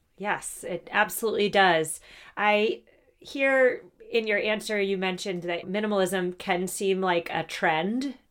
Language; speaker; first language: English; native; English